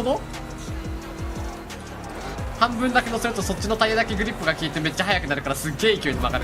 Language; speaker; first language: Japanese; native; Japanese